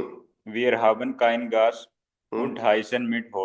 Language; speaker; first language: German; non-native, learner; Hindi